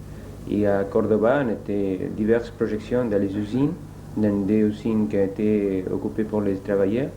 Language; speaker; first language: French; non-native, learner; Spanish